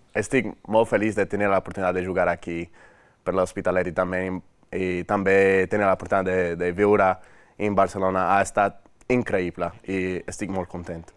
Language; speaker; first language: Catalan; non-native, learner; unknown